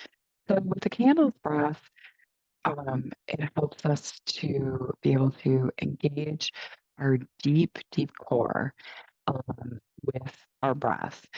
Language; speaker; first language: English; native; English